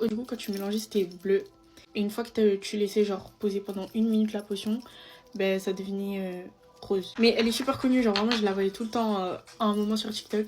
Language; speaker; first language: French; native; French